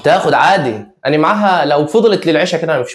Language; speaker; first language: Arabic; native; Arabic